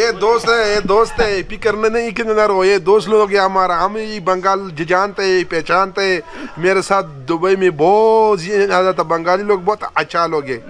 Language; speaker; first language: Hindi; non-native, learner; Pashto